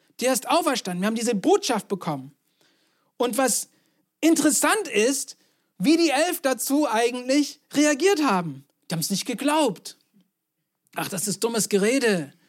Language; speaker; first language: German; non-native, fluent; English